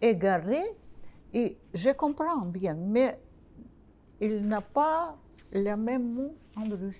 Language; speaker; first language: French; non-native, learner; Russian